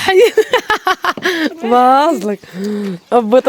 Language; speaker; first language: Arabic; native; Arabic